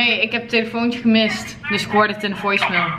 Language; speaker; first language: Dutch; native; Dutch